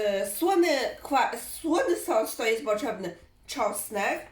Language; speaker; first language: Polish; non-native, learner; Chinese